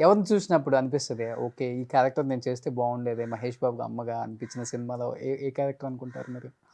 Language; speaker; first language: Telugu; native; Telugu